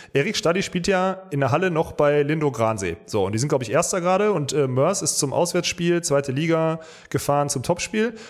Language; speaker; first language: German; native; German